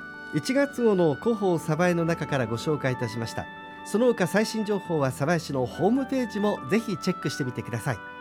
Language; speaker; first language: Japanese; native; Japanese